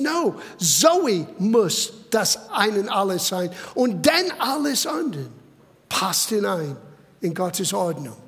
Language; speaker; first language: German; non-native, fluent; English